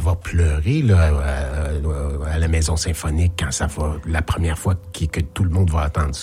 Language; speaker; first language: French; native; French